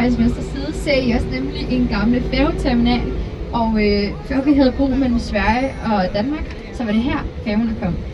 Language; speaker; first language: Danish; non-native, fluent; English